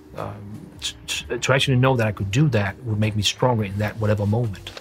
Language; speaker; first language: English; non-native, fluent; Danish